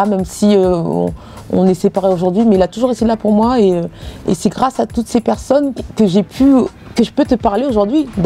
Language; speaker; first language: French; native; French